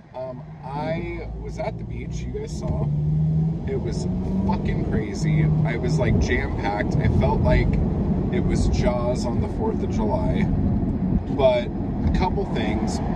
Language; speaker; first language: English; native; English